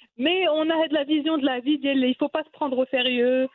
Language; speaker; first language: French; non-native, local second language; Arabic